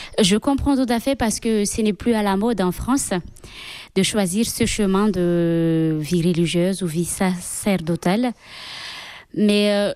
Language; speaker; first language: French; non-native, local second language; Malagasy